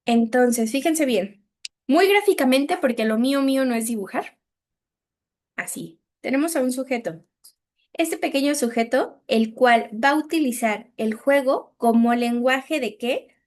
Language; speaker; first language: Spanish; native; Spanish